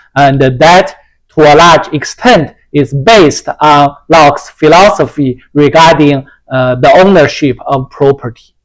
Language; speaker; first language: English; non-native, fluent; Chinese